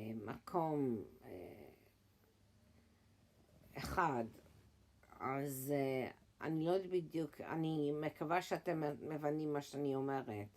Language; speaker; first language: Hebrew; early bilingual, heritage; English